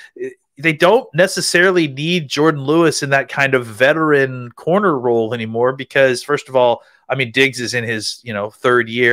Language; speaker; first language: English; native; English